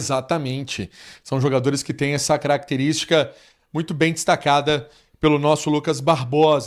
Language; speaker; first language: Portuguese; native; Portuguese